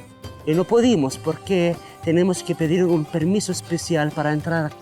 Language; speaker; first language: Spanish; non-native, fluent; Arabic